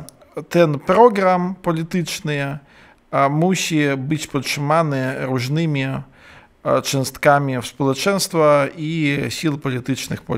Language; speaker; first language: Polish; non-native, learner; Belarusian